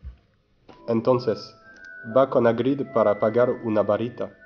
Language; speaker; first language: Spanish; non-native, learner; French